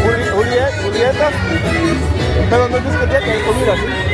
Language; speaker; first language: Spanish; non-native, learner; English